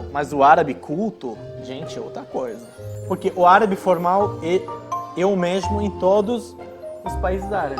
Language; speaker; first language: Portuguese; non-native, fluent; Arabic